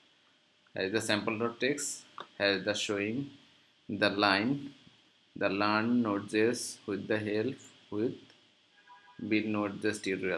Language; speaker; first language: English; non-native, learner; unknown